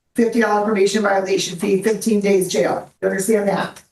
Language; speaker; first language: English; native; English